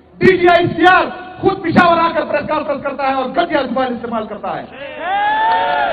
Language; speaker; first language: Urdu; non-native, local second language; Pashto